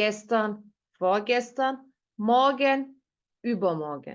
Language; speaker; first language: German; non-native, fluent; Turkish